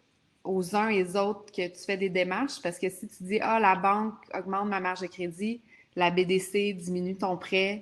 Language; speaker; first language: French; native; French